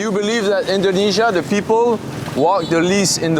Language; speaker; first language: English; non-native, learner; French